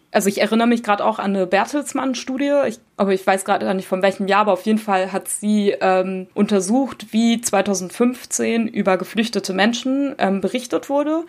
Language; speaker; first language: German; early bilingual, other home language; Turkish